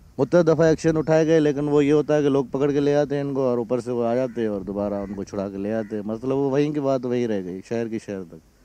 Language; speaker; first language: Urdu; non-native, local second language; Sindhi